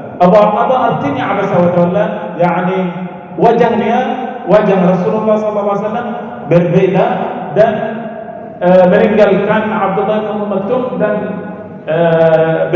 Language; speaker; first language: Indonesian; non-native, learner; Arabic